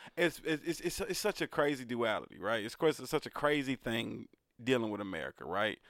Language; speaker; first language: English; native; English